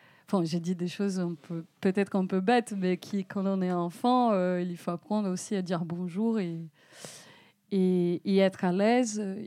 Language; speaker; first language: French; non-native, fluent; Portuguese